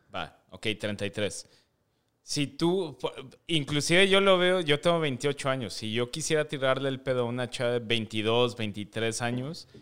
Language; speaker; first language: Spanish; native; Spanish